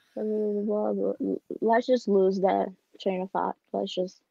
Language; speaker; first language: English; non-native, fluent; Portuguese